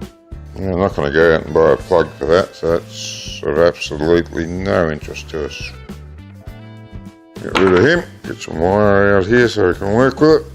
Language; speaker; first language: English; native; English